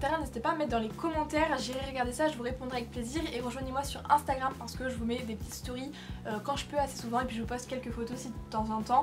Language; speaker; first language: French; native; French